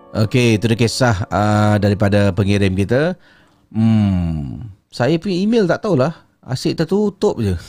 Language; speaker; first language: Malay; native; Malay